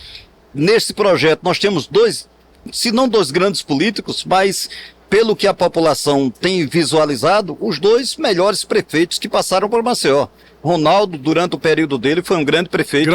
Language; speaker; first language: Portuguese; native; Portuguese